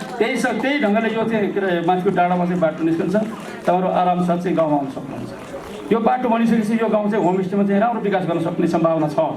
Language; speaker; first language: Nepali; non-native, local second language; Gurung